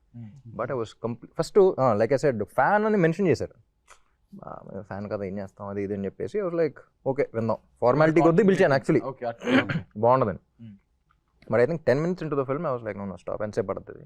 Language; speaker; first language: Telugu; native; Telugu